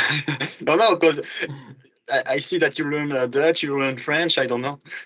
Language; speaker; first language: English; non-native, fluent; French